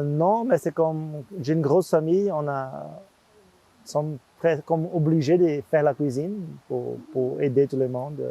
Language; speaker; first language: French; non-native, fluent; Portuguese